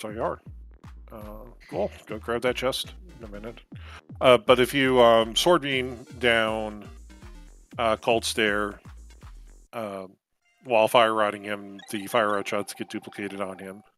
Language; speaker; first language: English; native; English